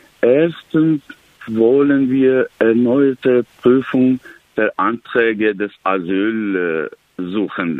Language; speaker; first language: German; non-native, learner; Persian